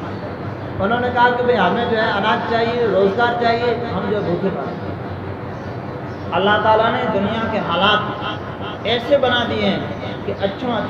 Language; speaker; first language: Urdu; native; Urdu